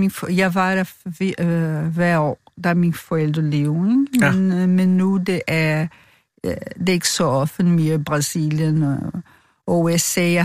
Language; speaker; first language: Danish; non-native, fluent; Portuguese